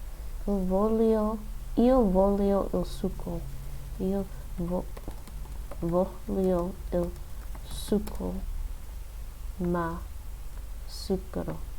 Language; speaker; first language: Italian; non-native, learner; English